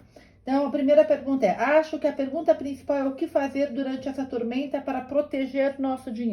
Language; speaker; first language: Portuguese; native; Portuguese